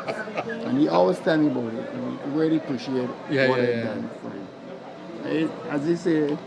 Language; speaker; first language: English; native; English